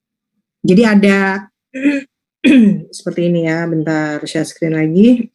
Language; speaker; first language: Indonesian; native; Indonesian